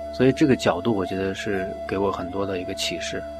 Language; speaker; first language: Chinese; non-native, local second language; Mongolian